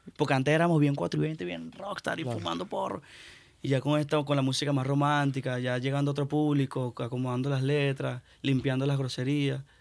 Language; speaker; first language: Spanish; native; Spanish